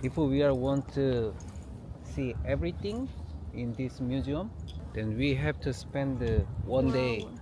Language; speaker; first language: English; non-native, learner; Korean